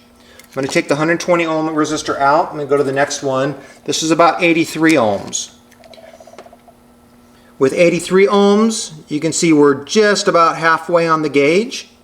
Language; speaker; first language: English; native; English